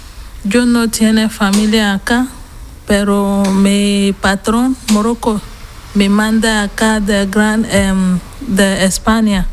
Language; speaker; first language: Spanish; non-native, learner; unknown